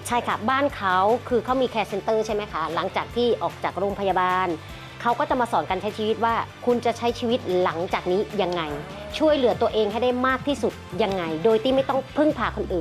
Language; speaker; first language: Thai; native; Thai